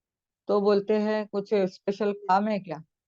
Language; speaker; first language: Hindi; native; Hindi